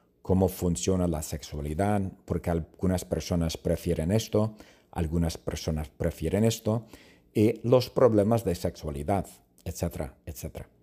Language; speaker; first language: Spanish; non-native, fluent; English